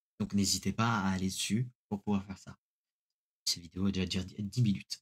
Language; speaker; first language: French; native; French